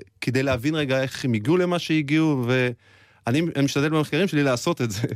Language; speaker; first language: Hebrew; native; Hebrew